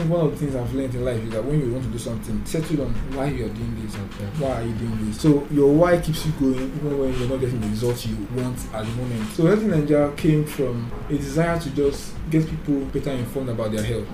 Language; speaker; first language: English; non-native, local second language; Yoruba